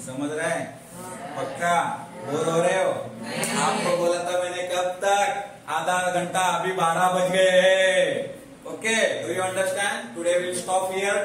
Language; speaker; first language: Hindi; non-native, local second language; Marathi